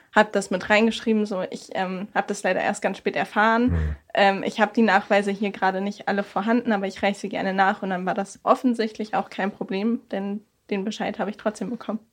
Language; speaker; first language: German; native; German